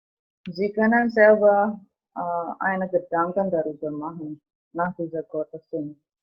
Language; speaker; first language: German; non-native, learner; Indonesian